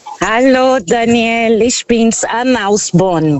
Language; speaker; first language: German; non-native, fluent; Portuguese